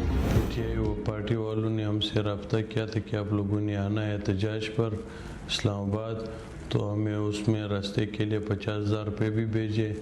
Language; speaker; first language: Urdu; non-native, local second language; Punjabi